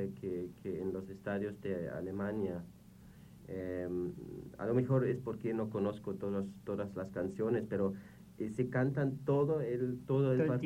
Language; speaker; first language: Spanish; non-native, fluent; German